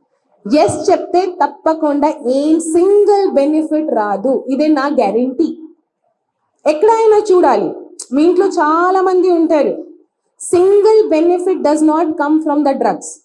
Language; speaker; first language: Telugu; non-native, fluent; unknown